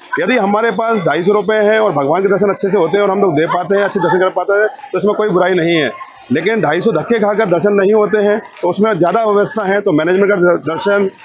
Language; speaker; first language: Hindi; non-native, local second language; Gujarati